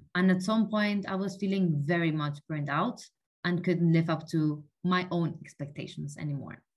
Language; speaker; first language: English; non-native, fluent; Spanish